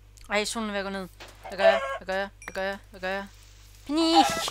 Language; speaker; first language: Danish; native; Danish